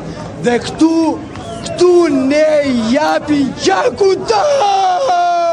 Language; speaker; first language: Albanian; early bilingual, heritage; Albanian